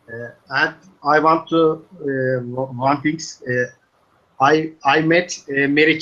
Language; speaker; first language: English; non-native, learner; Turkish